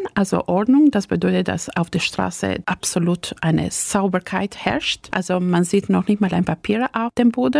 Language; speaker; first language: German; non-native, fluent; Albanian